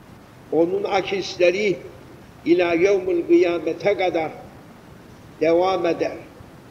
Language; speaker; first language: Turkish; native; Turkish